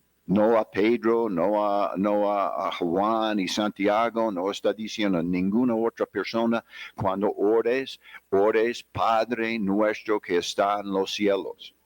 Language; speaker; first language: Spanish; non-native, fluent; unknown